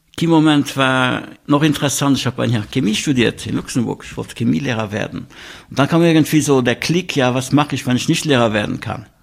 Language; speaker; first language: German; non-native, local second language; Luxembourgish